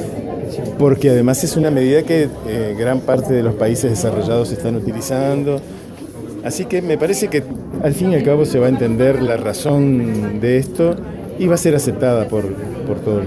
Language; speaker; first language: Spanish; native; Spanish